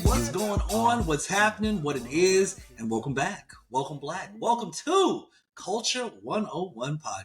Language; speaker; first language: English; native; English